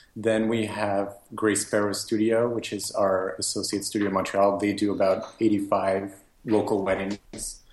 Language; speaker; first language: English; native; English